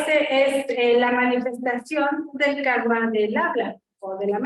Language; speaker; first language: Spanish; native; Spanish